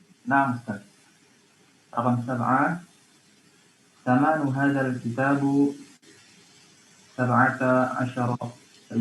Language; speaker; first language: Arabic; non-native, learner; Indonesian